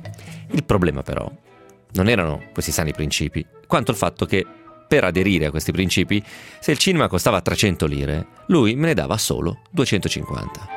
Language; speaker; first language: Italian; native; Italian